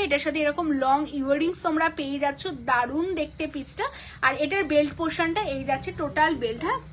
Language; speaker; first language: Bangla; native; Bangla